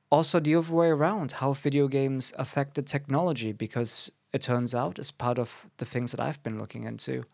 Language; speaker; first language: English; non-native, fluent; German